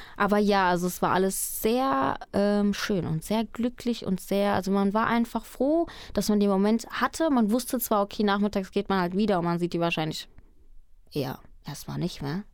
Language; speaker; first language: German; early bilingual, other home language; Spanish